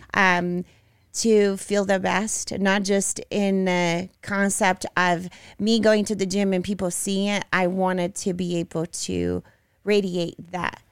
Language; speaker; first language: English; non-native, fluent; Portuguese